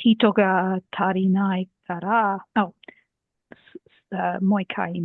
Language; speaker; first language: Japanese; non-native, learner; English